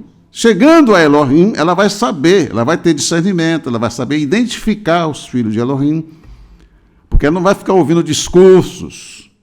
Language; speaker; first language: Portuguese; native; Portuguese